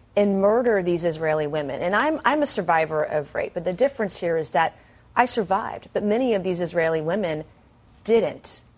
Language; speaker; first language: English; native; English